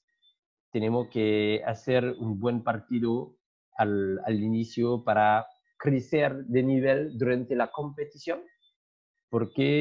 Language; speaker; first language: Spanish; non-native, learner; French